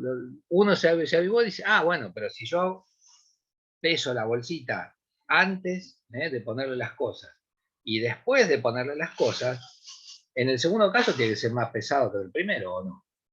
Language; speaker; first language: Spanish; native; Spanish